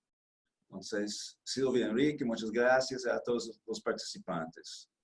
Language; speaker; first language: Spanish; non-native, fluent; Portuguese